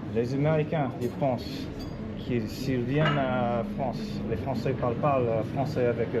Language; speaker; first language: French; non-native, learner; English